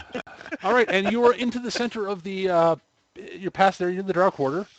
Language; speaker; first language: English; native; English